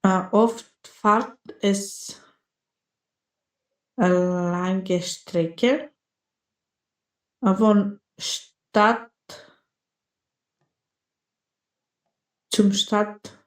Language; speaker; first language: German; non-native, learner; Macedonian